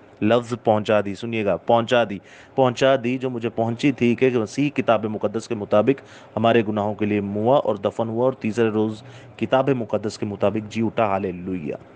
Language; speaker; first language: Urdu; non-native, local second language; Punjabi